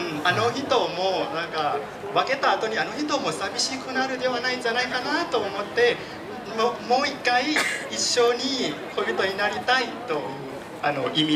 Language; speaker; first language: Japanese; non-native, learner; Thai